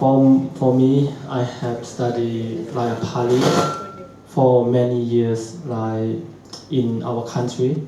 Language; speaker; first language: English; non-native, learner; Shan